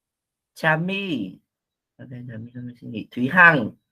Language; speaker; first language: Vietnamese; native; Vietnamese